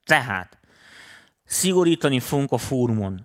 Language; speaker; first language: Hungarian; native; Hungarian